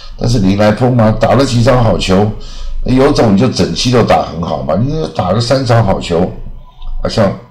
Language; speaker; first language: Chinese; native; Chinese